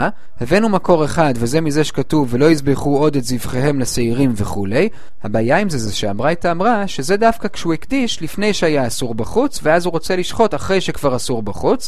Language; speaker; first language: Hebrew; native; Hebrew